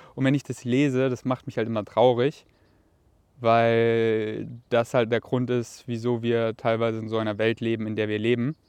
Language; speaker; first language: German; native; German